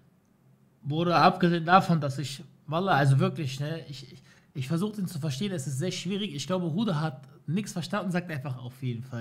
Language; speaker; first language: German; native; German